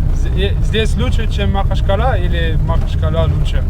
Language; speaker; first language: Russian; non-native, learner; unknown